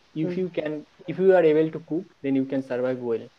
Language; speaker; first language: English; non-native, local second language; Bangla